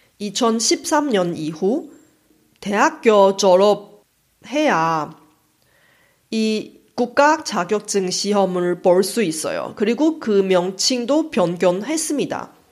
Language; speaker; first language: Korean; non-native, fluent; Chinese